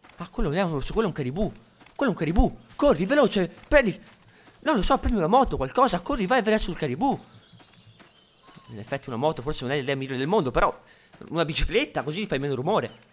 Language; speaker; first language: Italian; native; Italian